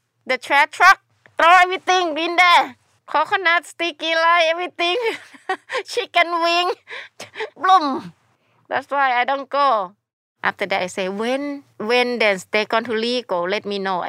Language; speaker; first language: English; non-native, learner; Thai